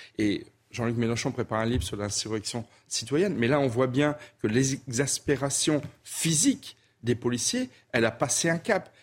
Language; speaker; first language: French; native; French